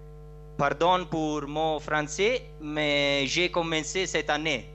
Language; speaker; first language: French; non-native, learner; Italian